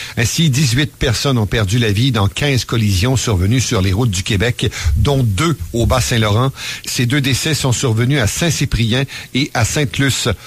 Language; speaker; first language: French; native; French